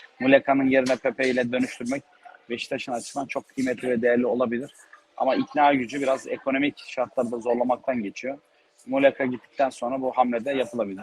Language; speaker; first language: Turkish; native; Turkish